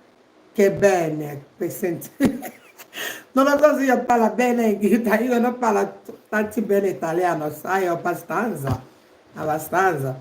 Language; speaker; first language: Italian; non-native, learner; Igbo